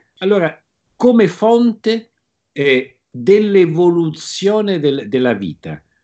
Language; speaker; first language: Italian; native; Italian